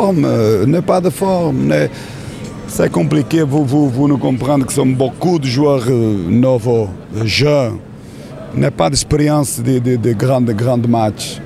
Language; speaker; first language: French; non-native, learner; Portuguese